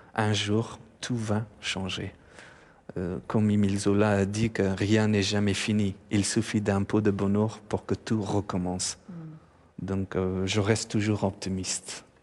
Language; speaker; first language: French; non-native, fluent; Persian